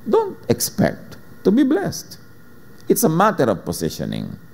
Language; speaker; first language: English; non-native, local second language; Filipino